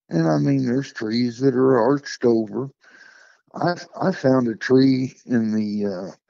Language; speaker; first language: English; native; English